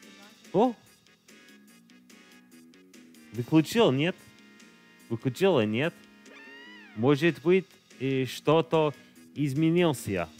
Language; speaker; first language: Russian; non-native, learner; English